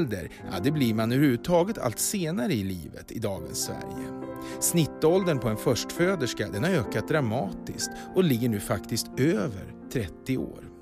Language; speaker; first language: Swedish; native; Swedish